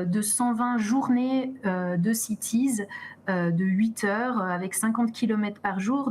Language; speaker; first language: French; native; French